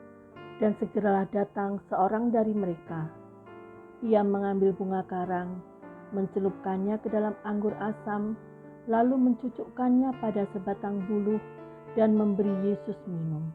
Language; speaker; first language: Indonesian; native; Indonesian